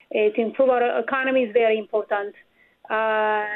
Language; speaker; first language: English; non-native, fluent; Amharic